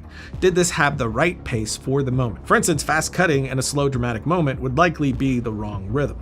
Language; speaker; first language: English; native; English